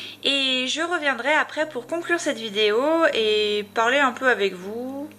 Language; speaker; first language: French; native; French